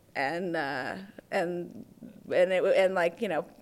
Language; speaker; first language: English; native; English